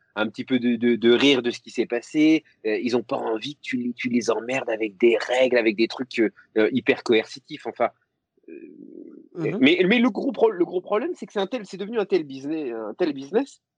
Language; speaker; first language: French; native; French